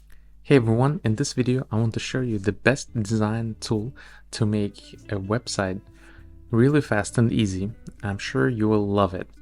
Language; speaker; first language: English; non-native, fluent; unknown